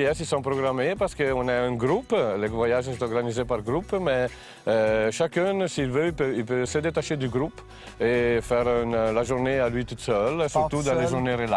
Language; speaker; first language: French; non-native, fluent; Italian